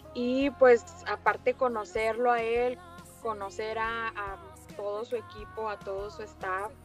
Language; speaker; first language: Spanish; native; Spanish